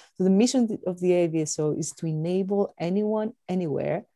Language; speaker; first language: English; non-native, fluent; Greek